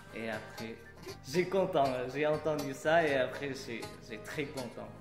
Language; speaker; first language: French; non-native, learner; Uyghur